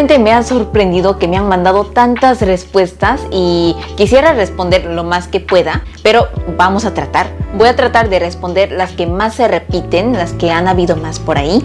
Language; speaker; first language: Spanish; early bilingual, other home language; Korean